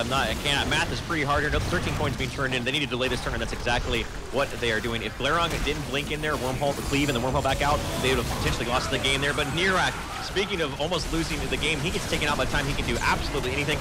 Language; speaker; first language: English; native; English